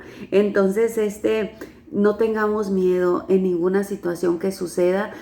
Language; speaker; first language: Spanish; native; Spanish